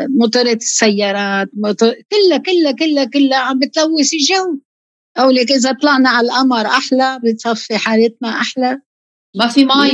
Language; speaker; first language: Arabic; native; Arabic